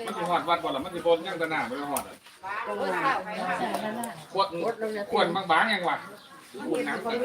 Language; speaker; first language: Thai; non-native, local second language; Lao